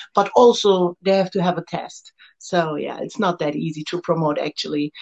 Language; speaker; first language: English; non-native, fluent; German